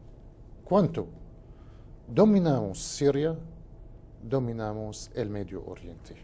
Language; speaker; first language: Portuguese; non-native, fluent; Spanish